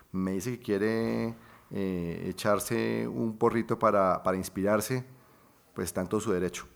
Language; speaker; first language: Spanish; native; Spanish